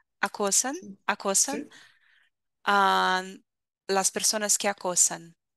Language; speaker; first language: Spanish; non-native, fluent; Portuguese